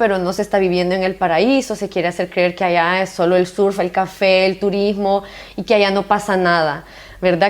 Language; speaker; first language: Spanish; native; Spanish